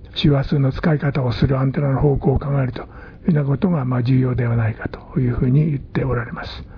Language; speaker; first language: Japanese; native; Japanese